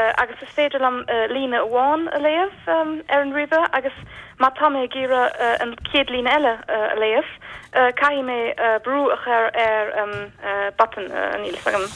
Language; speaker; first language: Irish; non-native, fluent; German